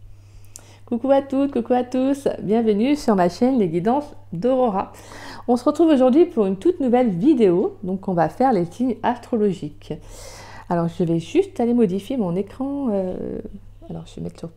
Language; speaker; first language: French; native; French